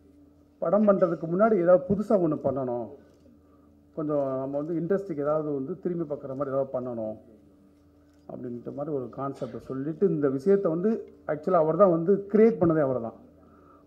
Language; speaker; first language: Tamil; native; Tamil